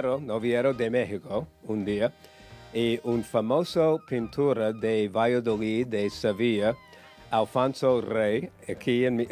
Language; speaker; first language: Spanish; non-native, learner; English